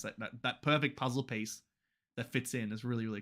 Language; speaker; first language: English; native; English